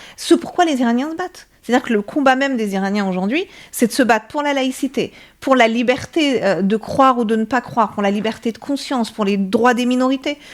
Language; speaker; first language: French; early bilingual, other home language; Persian